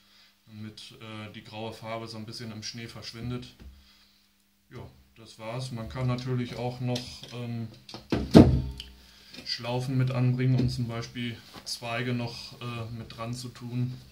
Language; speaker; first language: German; native; German